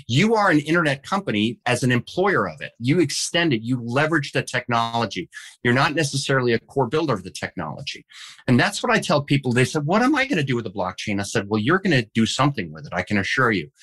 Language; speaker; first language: English; non-native, fluent; Danish